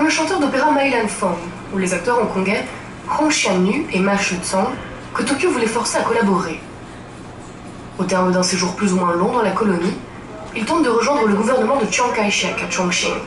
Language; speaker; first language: French; native; French